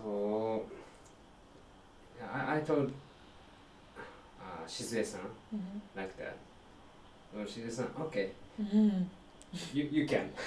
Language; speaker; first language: English; non-native, learner; Japanese